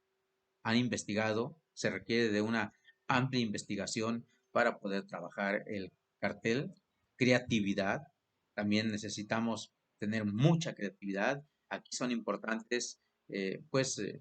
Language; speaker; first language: Spanish; native; Spanish